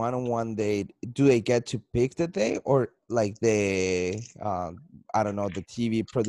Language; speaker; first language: English; non-native, fluent; Spanish